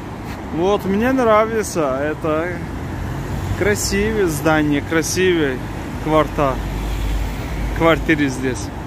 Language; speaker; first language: Russian; non-native, learner; Azerbaijani